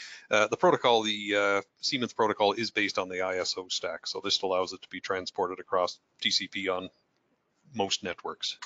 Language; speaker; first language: English; native; English